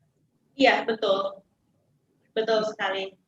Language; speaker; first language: Indonesian; native; Indonesian